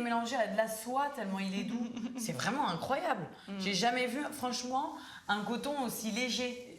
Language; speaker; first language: French; native; French